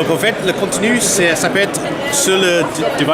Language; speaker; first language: French; non-native, learner; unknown